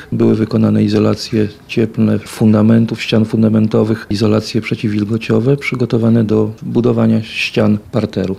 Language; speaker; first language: Polish; native; Polish